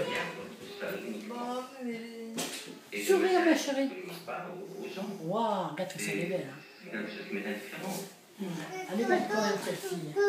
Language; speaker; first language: French; native; French